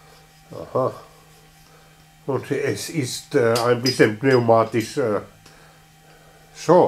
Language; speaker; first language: German; non-native, learner; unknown